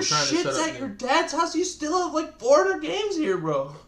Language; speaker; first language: English; native; English